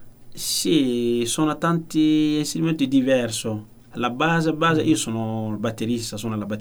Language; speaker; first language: Italian; non-native, learner; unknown